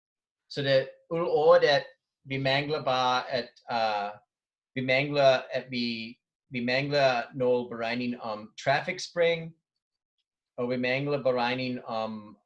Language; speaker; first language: Danish; non-native, fluent; English